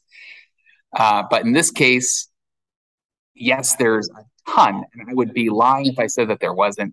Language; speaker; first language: English; native; English